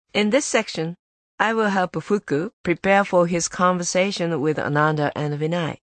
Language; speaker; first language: English; non-native, fluent; Japanese